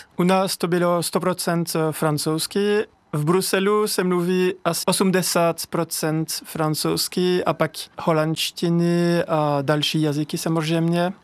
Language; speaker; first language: Czech; non-native, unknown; French